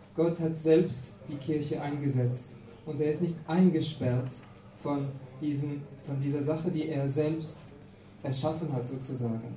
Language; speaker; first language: German; non-native, fluent; French